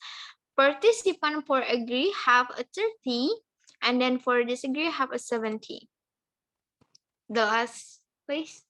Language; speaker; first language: English; non-native, learner; Indonesian